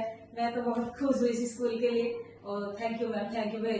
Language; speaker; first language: Hindi; non-native, local second language; Bangla